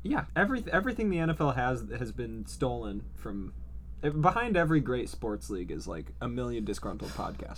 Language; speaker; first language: English; native; English